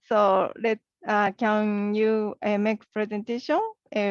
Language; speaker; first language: English; non-native, learner; Japanese